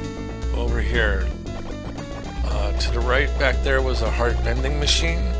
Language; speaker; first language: English; native; English